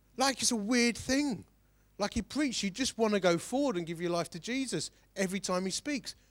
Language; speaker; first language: English; native; English